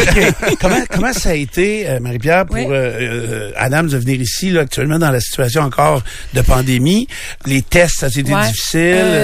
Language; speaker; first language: French; native; French